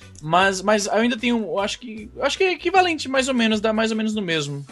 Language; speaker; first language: Portuguese; early bilingual, heritage; Portuguese